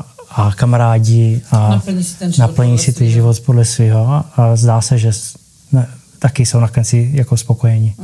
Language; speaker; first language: Czech; early bilingual, heritage; Czech